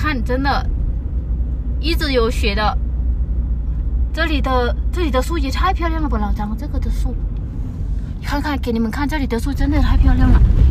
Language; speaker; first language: Chinese; non-native, fluent; Lao